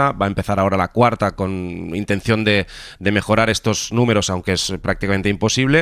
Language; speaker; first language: Spanish; native; Spanish